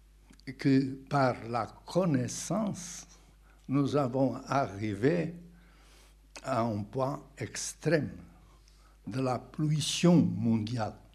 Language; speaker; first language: French; non-native, fluent; Portuguese